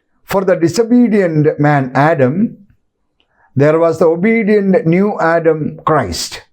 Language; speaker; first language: English; non-native, local second language; Malayalam